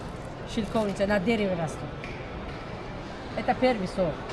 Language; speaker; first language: Russian; non-native, learner; Tajik